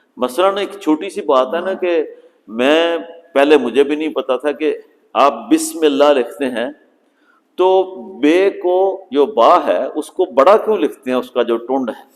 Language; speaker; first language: Urdu; native; Urdu